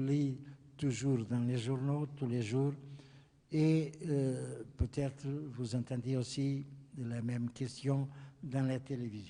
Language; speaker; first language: French; non-native, fluent; Portuguese